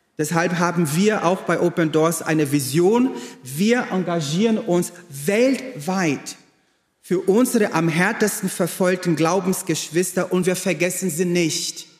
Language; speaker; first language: German; non-native, fluent; Portuguese